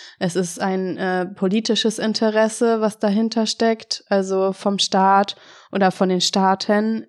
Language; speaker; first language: German; native; German